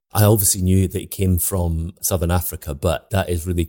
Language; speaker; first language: English; native; English